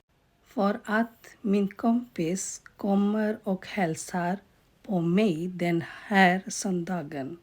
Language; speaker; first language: Swedish; non-native, fluent; Urdu